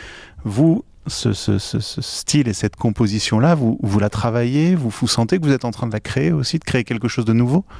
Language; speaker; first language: French; native; French